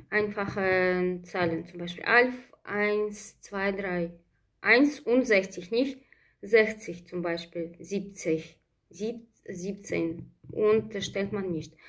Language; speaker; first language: German; non-native, fluent; Russian